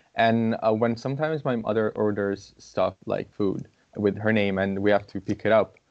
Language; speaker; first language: English; non-native, fluent; Portuguese